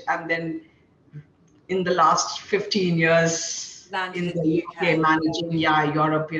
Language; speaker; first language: English; non-native, local second language; Hindi